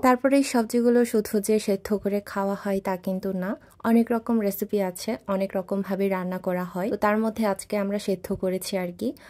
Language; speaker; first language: Bangla; non-native, local second language; Chakma